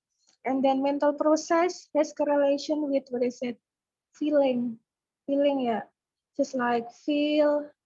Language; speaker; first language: English; non-native, fluent; Indonesian